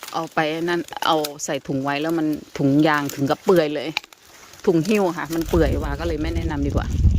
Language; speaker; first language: Thai; native; Thai